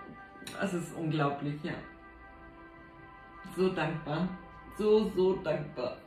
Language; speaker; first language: German; native; German